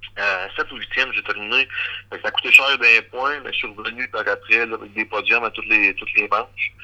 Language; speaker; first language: French; native; French